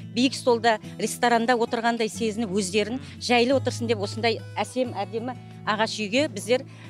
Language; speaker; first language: Kazakh; native; Kazakh